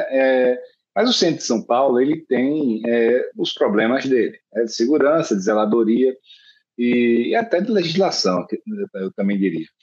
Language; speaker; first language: Portuguese; native; Portuguese